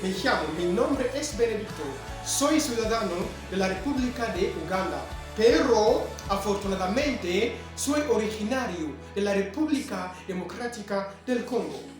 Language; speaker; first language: Spanish; non-native, fluent; French